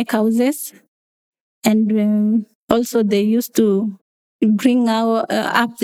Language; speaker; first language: English; non-native, local second language; Masai